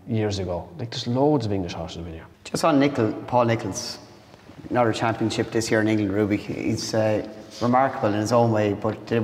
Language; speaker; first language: English; native; English